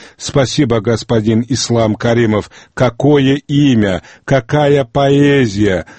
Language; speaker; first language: Russian; non-native, local second language; Uzbek